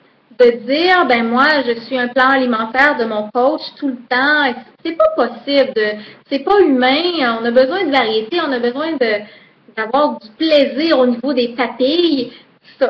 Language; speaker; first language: French; native; French